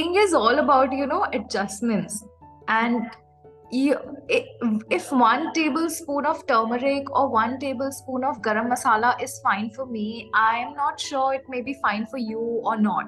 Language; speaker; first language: English; non-native, local second language; Hindi